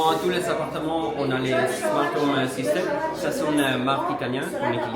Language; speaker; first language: French; non-native, learner; Italian